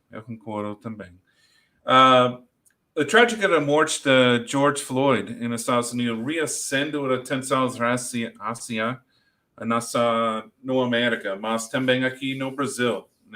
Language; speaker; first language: Portuguese; non-native, learner; English